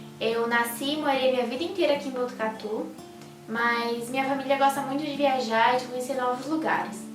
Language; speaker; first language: Portuguese; native; Portuguese